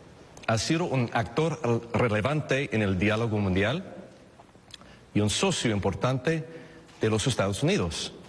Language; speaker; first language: Spanish; non-native, fluent; English